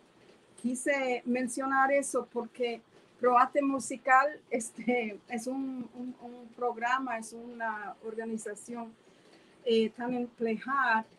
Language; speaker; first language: Spanish; non-native, fluent; English